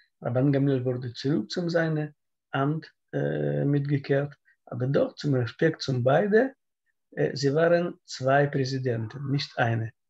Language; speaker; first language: German; non-native, learner; Russian